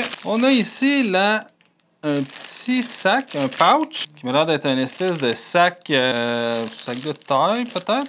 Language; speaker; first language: French; native; French